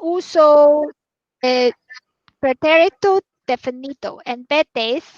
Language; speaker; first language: Spanish; non-native, learner; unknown